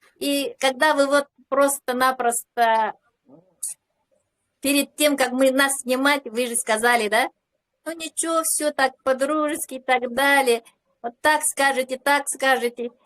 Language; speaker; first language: Russian; native; Russian